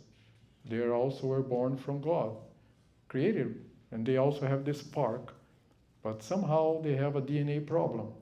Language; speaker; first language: English; non-native, fluent; Portuguese